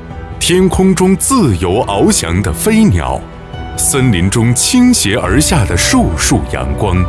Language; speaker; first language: Chinese; native; Chinese